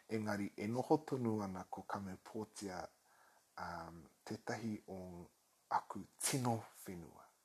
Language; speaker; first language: Māori; non-native, local second language; English